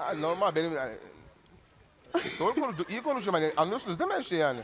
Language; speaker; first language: Turkish; early bilingual, heritage; Turkish